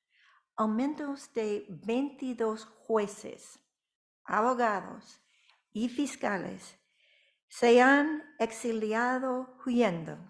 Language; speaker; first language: Spanish; non-native, fluent; English